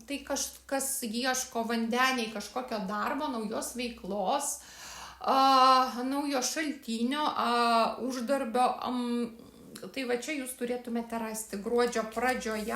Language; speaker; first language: Lithuanian; native; Lithuanian